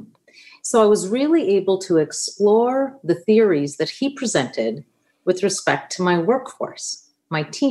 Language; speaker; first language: English; non-native, fluent; Italian